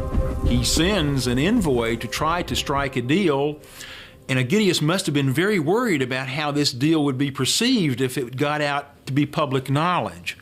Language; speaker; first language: English; native; English